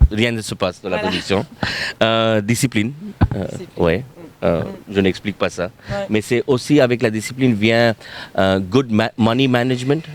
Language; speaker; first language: French; non-native, fluent; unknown